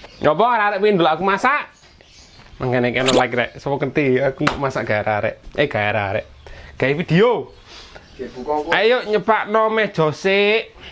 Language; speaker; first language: Javanese; non-native, local second language; English